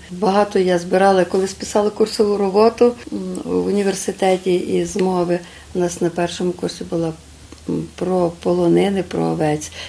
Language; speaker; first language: Ukrainian; native; Ukrainian